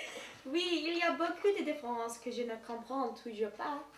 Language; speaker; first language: French; non-native, learner; English